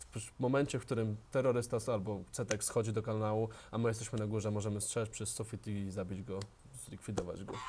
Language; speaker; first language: Polish; native; Polish